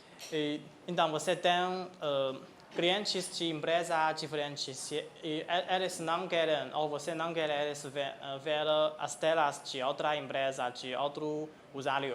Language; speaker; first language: Portuguese; non-native, fluent; Chinese